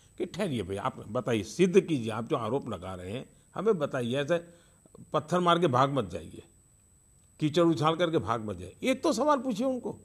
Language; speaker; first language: Hindi; non-native, local second language; Gujarati